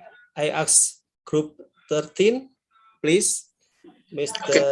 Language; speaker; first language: English; non-native, learner; Indonesian